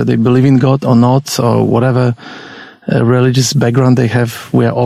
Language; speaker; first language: English; non-native, fluent; Polish